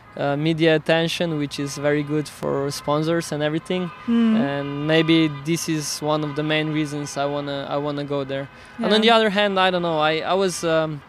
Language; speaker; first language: English; non-native, fluent; Slovenian